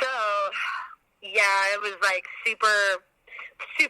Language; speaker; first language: English; native; English